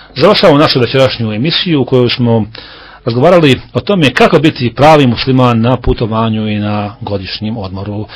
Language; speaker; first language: Bosnian; native; Bosnian